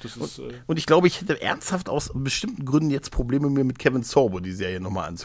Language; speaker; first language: German; native; German